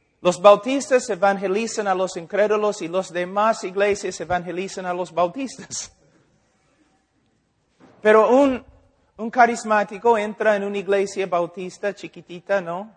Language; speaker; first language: Spanish; non-native, fluent; English